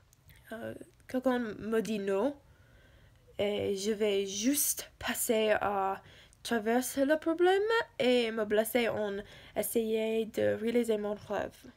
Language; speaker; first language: French; non-native, learner; English